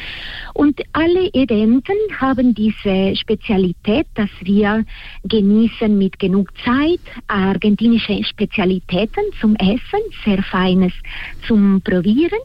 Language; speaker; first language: German; non-native, fluent; Spanish